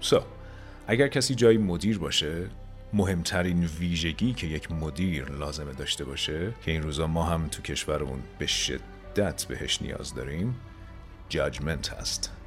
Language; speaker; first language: Persian; native; Persian